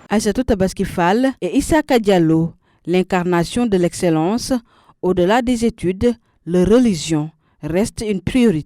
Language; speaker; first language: French; native; French